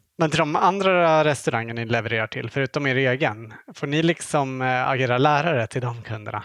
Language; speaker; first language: Swedish; native; Swedish